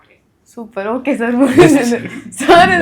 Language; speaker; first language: Tamil; non-native, learner; Telugu